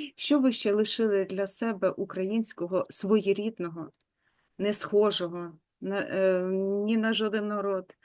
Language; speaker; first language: Ukrainian; native; Ukrainian